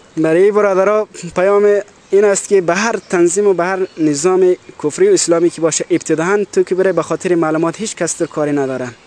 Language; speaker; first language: Persian; native; Persian